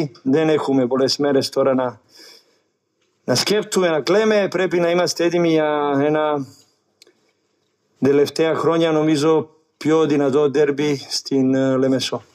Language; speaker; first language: Greek; non-native, learner; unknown